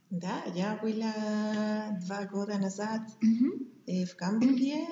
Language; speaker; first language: Russian; non-native, learner; German